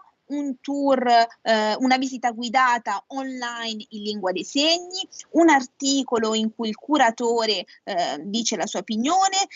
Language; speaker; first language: Italian; native; Italian